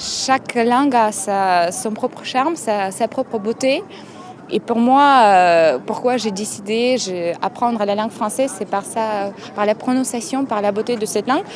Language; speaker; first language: French; non-native, fluent; Romanian